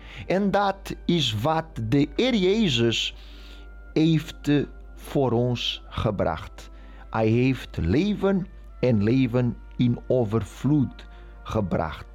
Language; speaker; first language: Dutch; non-native, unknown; Portuguese